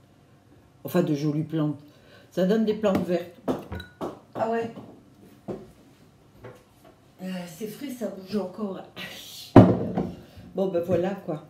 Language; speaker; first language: French; native; French